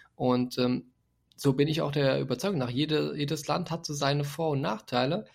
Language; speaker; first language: German; native; German